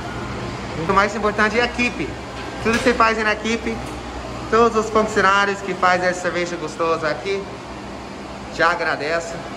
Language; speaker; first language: Portuguese; non-native, fluent; English